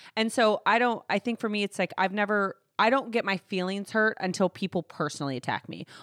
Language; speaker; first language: English; native; English